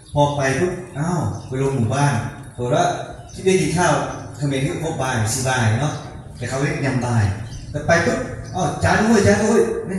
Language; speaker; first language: Thai; non-native, local second language; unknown